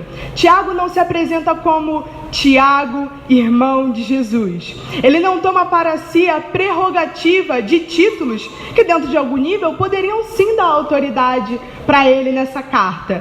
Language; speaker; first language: Portuguese; native; Portuguese